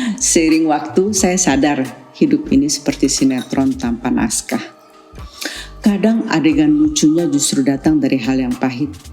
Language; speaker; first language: Indonesian; native; Indonesian